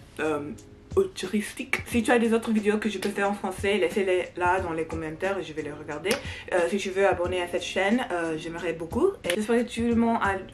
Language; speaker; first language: French; non-native, learner; English